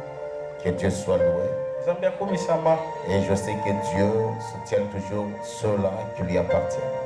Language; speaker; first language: French; non-native, local second language; Lingala